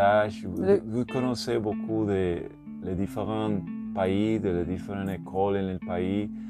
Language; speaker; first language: French; non-native, learner; Spanish